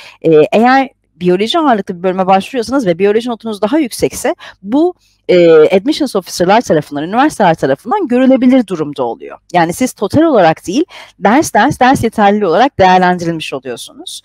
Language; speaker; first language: Turkish; native; Turkish